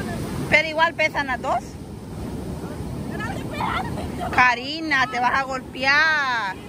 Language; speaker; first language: Spanish; native; Spanish